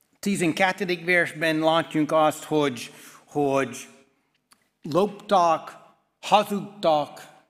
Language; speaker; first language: Hungarian; non-native, fluent; English